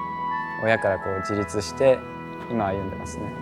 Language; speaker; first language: Japanese; native; Japanese